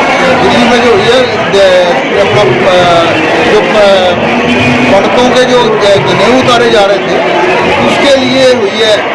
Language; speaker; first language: Hindi; non-native, local second language; Punjabi